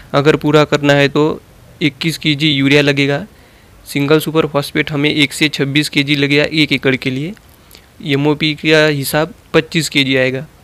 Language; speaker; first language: Hindi; non-native, local second language; Marathi